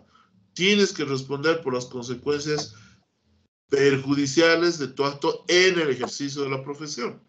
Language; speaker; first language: Spanish; native; Spanish